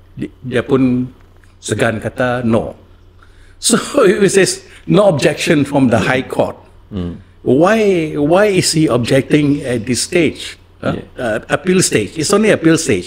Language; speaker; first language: English; non-native, local second language; Malay